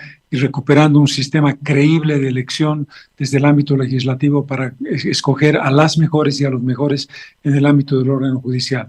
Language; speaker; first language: Spanish; native; Spanish